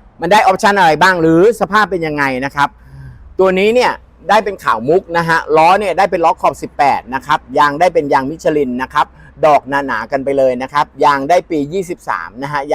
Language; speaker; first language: Thai; native; Thai